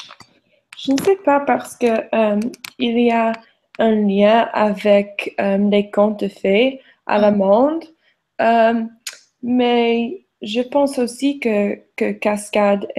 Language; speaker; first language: French; non-native, learner; English